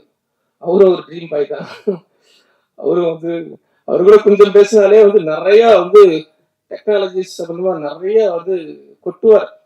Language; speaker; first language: Tamil; native; Tamil